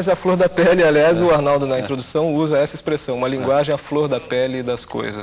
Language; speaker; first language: Portuguese; native; Portuguese